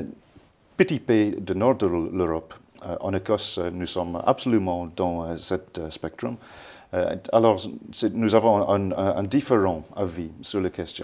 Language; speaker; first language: French; non-native, fluent; English